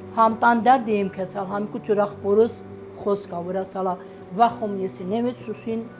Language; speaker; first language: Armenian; native; Armenian